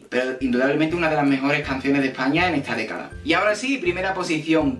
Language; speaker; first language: Spanish; native; Spanish